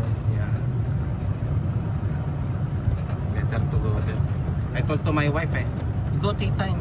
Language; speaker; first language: English; non-native, local second language; Filipino